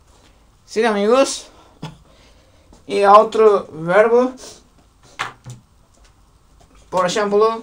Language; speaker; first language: Portuguese; non-native, learner; Turkish